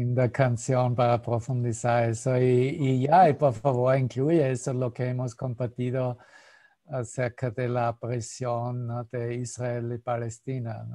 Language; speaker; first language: Spanish; non-native, fluent; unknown